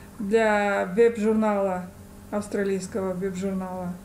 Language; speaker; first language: Russian; native; Russian